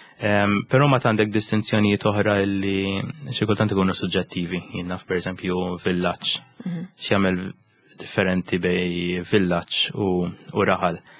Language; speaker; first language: Maltese; native; Maltese